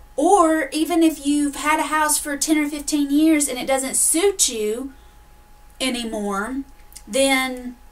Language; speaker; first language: English; native; English